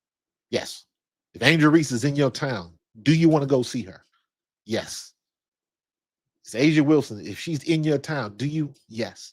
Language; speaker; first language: English; native; English